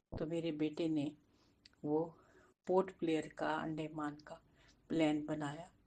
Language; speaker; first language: Hindi; non-native, local second language; Punjabi